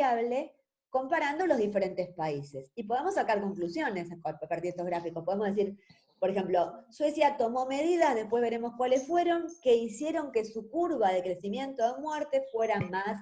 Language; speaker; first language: Spanish; native; Spanish